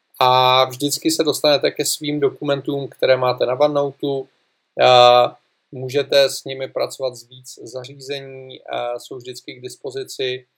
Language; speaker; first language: Czech; native; Czech